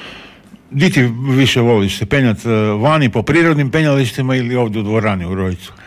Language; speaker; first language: Croatian; native; Croatian